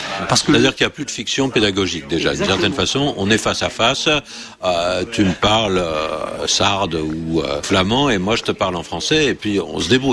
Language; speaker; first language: French; native; French